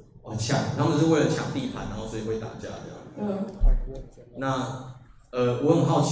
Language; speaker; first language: Chinese; native; Chinese